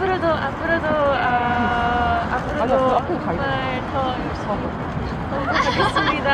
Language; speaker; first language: Korean; non-native, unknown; Filipino